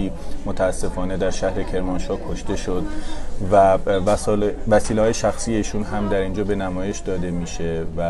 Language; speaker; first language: Persian; native; Persian